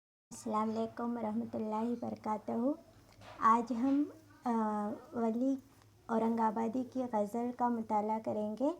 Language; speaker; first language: Urdu; native; Urdu